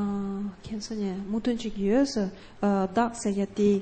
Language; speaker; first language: Italian; native; Italian